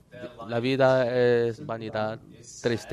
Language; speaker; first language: Spanish; non-native, learner; Korean